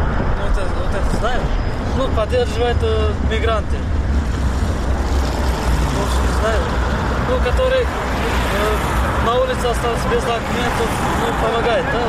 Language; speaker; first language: Russian; non-native, learner; Tajik